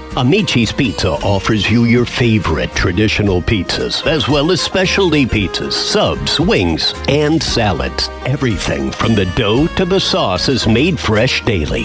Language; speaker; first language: English; native; English